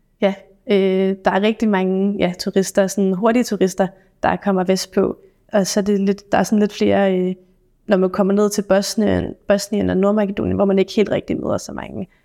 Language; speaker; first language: Danish; native; Danish